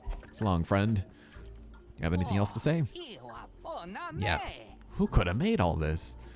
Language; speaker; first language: English; native; English